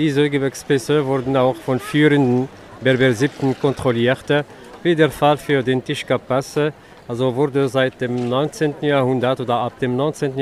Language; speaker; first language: German; non-native, fluent; Arabic